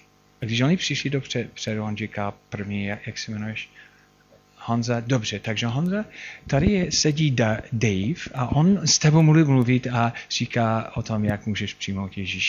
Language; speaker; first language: Czech; non-native, fluent; English